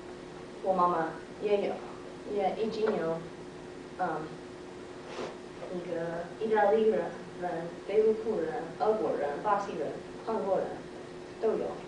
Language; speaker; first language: Chinese; non-native, learner; English